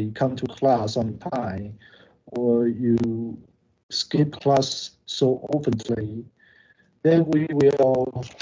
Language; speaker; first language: English; non-native, learner; Chinese